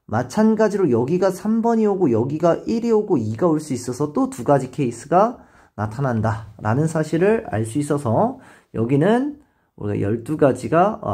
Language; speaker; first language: Korean; native; Korean